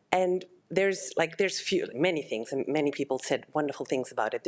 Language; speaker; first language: English; non-native, fluent; German